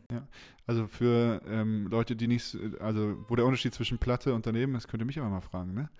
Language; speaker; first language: German; native; German